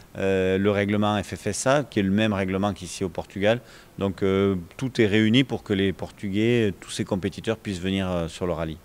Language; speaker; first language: French; native; French